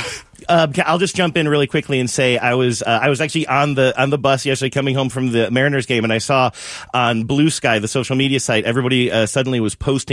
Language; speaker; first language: English; native; English